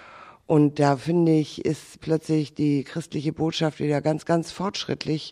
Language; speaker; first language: German; native; German